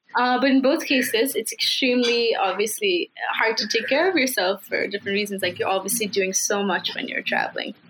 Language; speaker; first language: English; non-native, local second language; Nepali